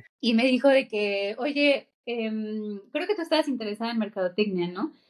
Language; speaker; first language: Spanish; native; Spanish